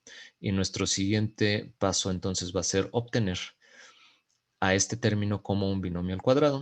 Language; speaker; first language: Spanish; native; Spanish